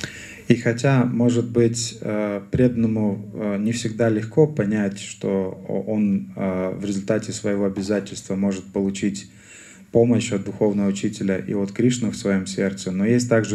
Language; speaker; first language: Russian; native; Russian